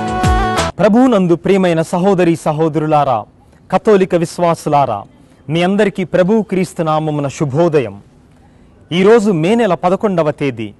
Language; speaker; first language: Telugu; native; Telugu